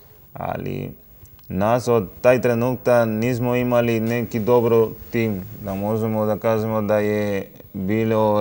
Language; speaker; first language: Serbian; non-native, learner; Spanish